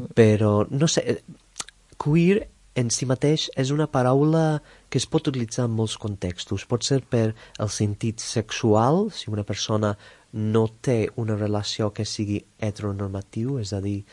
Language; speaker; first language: Catalan; non-native, fluent; English